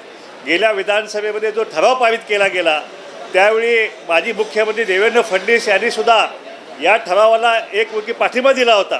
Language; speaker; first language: Marathi; native; Marathi